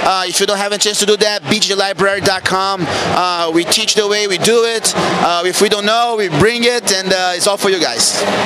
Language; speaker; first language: English; non-native, fluent; Portuguese